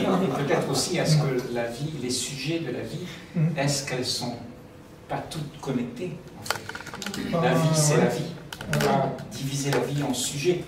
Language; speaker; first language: French; native; French